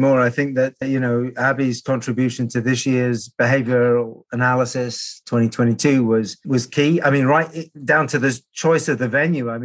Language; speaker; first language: English; native; English